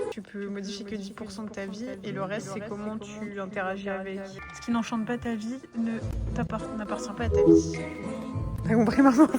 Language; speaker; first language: French; native; French